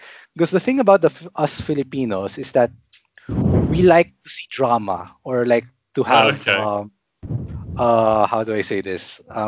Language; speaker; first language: English; non-native, local second language; Filipino